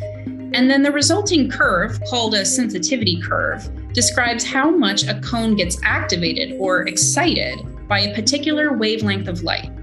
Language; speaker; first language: English; native; English